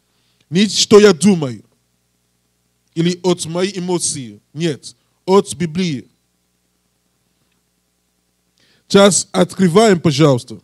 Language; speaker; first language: Russian; non-native, learner; English